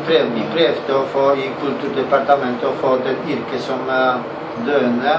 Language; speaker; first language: Norwegian; non-native, learner; Polish